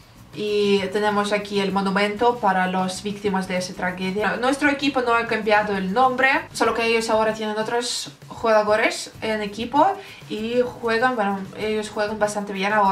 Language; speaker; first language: Spanish; non-native, learner; Russian